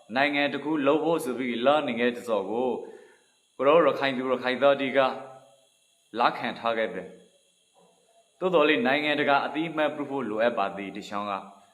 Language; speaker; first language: Burmese; native; Burmese